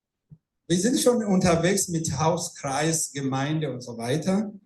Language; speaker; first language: German; non-native, fluent; Rundi